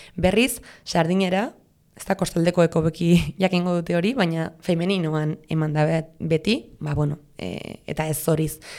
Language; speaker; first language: Basque; non-native, local second language; Spanish